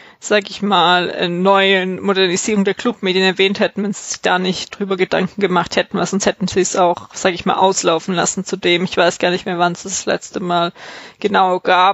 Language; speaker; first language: German; native; German